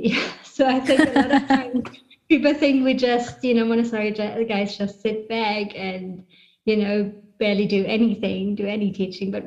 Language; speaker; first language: English; non-native, fluent; German